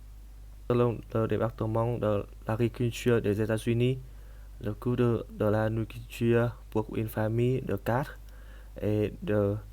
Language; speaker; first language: French; non-native, learner; Vietnamese